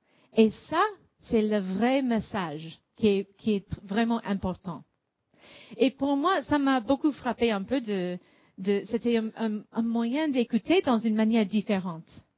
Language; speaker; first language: French; non-native, fluent; English